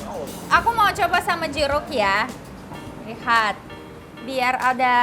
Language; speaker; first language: Indonesian; non-native, fluent; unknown